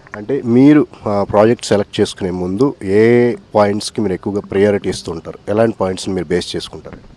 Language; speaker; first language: Telugu; native; Telugu